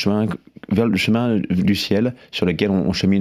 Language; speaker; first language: French; native; French